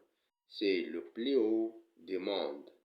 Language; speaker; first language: French; non-native, local second language; Arabic